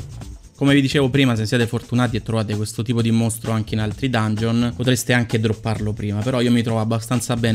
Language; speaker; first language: Italian; native; Italian